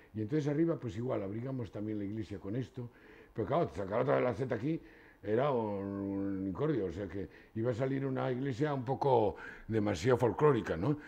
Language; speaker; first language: Spanish; native; Spanish